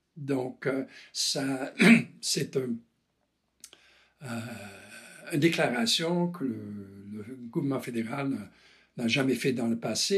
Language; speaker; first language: French; non-native, fluent; English